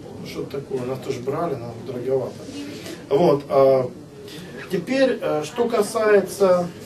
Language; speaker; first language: Russian; native; Russian